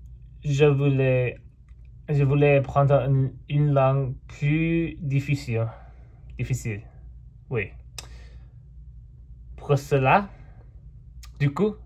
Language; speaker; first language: French; non-native, fluent; English